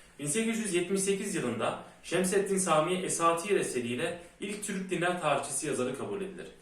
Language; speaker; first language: Turkish; early bilingual, heritage; Turkish